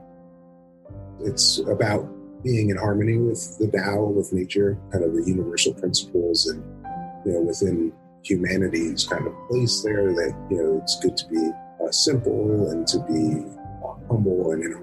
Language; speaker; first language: English; native; English